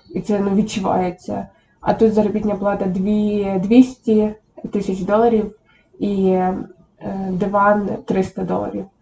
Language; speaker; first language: Ukrainian; native; Ukrainian